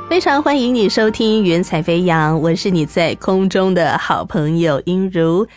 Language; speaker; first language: Chinese; native; Chinese